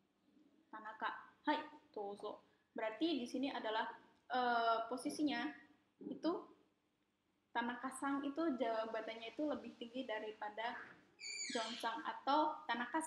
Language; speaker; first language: Indonesian; native; Indonesian